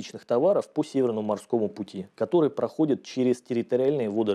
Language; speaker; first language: Russian; native; Russian